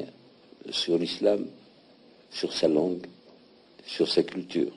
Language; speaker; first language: French; non-native, local second language; Arabic